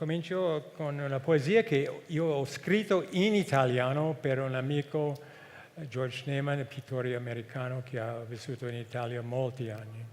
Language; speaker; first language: Italian; non-native, fluent; English